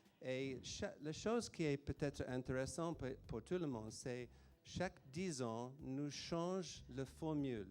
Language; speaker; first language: French; non-native, fluent; English